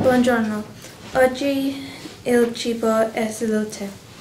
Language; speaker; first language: Italian; non-native, learner; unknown